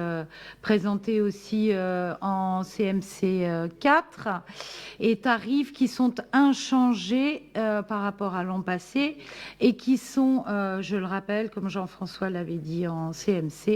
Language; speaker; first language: French; native; French